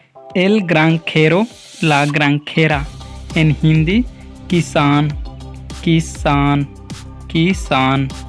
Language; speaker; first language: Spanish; non-native, learner; Hindi